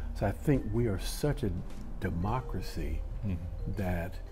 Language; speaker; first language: English; native; English